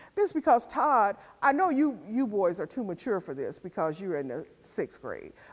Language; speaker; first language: English; native; English